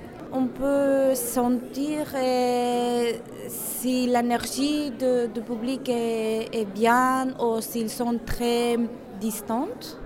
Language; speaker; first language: French; non-native, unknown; Spanish